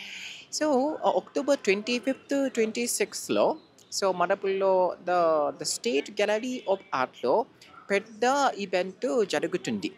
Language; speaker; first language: Telugu; non-native, learner; Japanese